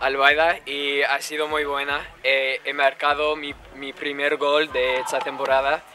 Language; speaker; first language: Spanish; non-native, learner; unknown